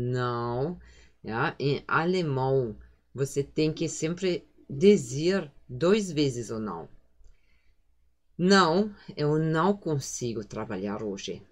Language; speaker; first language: Portuguese; non-native, fluent; German